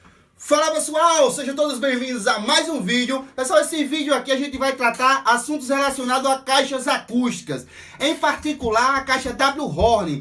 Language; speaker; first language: Portuguese; native; Portuguese